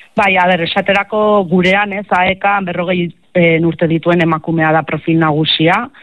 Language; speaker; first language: Basque; native; Basque